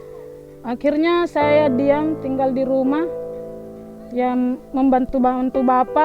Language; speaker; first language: Indonesian; non-native, local second language; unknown